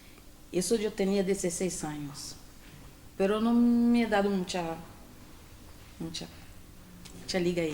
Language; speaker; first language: Spanish; non-native, fluent; Portuguese